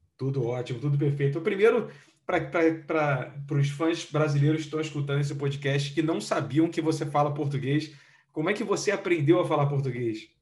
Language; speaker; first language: Portuguese; native; Portuguese